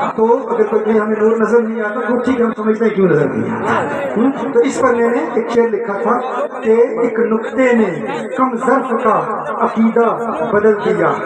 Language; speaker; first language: Urdu; early bilingual, heritage; English